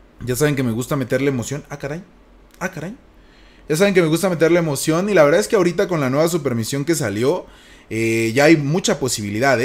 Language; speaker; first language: Spanish; native; Spanish